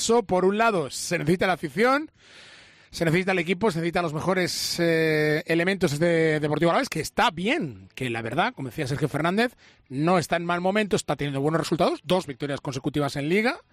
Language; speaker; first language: Spanish; native; Spanish